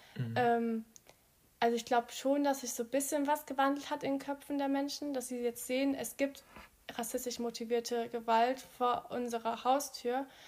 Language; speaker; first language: German; early bilingual, other home language; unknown